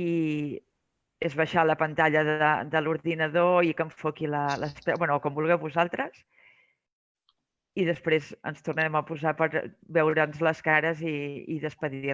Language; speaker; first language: Catalan; native; Catalan